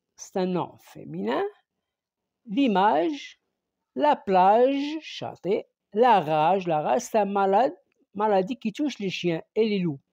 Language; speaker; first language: French; non-native, local second language; Arabic